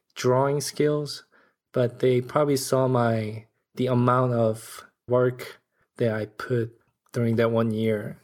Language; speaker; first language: English; non-native, fluent; Korean